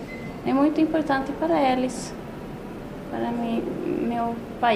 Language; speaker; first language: Portuguese; non-native, fluent; Swedish